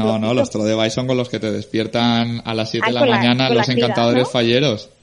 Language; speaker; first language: Spanish; native; Spanish